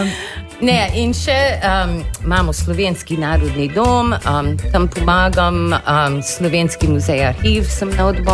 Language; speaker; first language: Slovenian; early bilingual, heritage; Slovenian